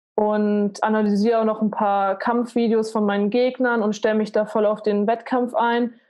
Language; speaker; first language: German; native; German